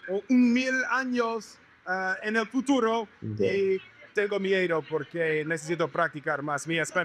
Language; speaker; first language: Spanish; non-native, learner; English